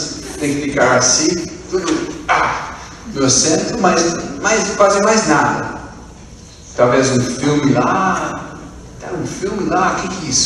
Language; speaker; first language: Portuguese; non-native, fluent; English